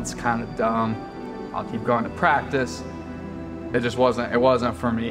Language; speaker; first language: English; native; English